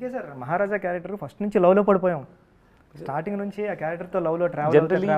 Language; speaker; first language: Telugu; native; Telugu